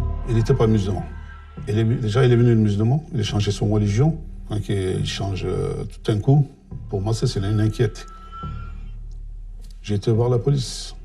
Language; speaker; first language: French; non-native, learner; Turkish